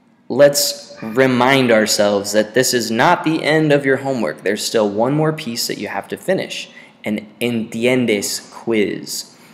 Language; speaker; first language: English; native; English